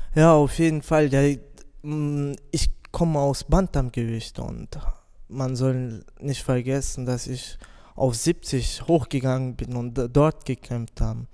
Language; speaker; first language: German; non-native, learner; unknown